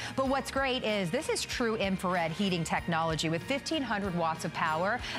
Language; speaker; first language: English; native; English